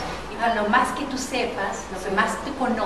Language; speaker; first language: Spanish; native; Spanish